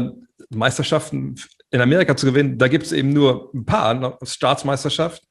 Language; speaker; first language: German; native; German